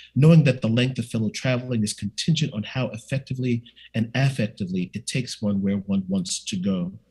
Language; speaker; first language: English; native; English